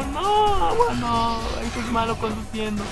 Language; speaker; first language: Spanish; native; Spanish